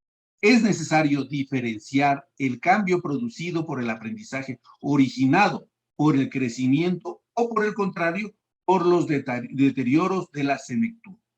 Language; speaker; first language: Spanish; native; Spanish